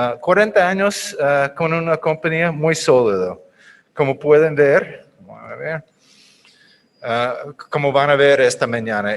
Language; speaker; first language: Spanish; non-native, fluent; English